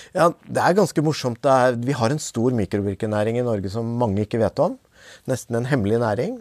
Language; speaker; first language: Norwegian; native; Norwegian